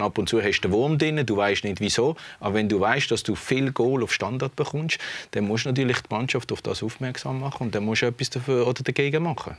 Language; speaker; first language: German; native; German